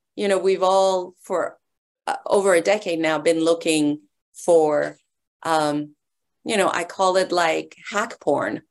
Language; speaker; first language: English; early bilingual, other home language; Persian